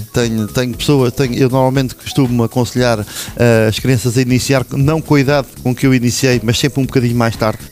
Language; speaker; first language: Portuguese; native; Portuguese